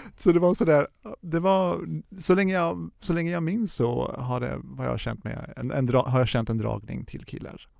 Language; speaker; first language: Swedish; early bilingual, other home language; Arabic